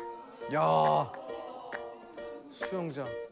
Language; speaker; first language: Korean; native; Korean